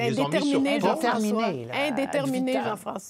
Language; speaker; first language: French; native; French